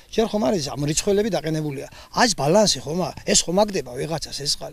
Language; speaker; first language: Georgian; native; Georgian